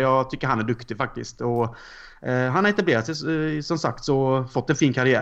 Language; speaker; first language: Swedish; native; Swedish